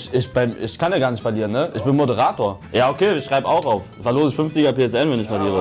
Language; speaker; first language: German; native; German